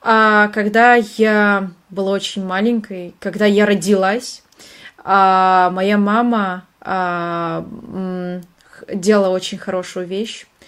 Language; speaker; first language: Russian; non-native, fluent; Hungarian